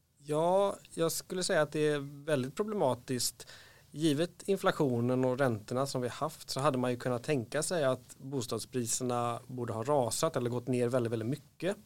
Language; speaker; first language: Swedish; native; Swedish